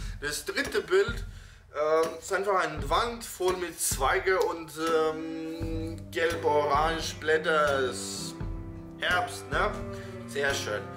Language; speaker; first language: German; non-native, fluent; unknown